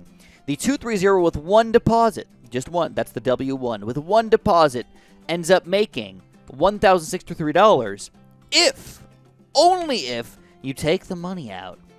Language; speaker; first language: English; native; English